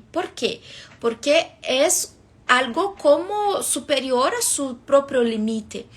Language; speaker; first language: Spanish; non-native, fluent; Portuguese